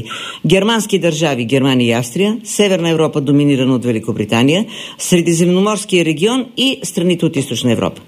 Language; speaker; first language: Bulgarian; native; Bulgarian